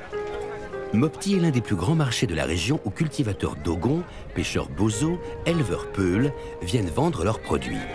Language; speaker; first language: French; native; French